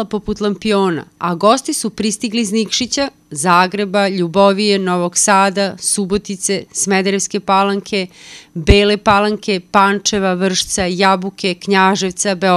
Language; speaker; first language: Serbian; native; Serbian